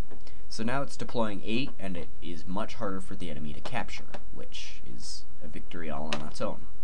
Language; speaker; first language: English; native; English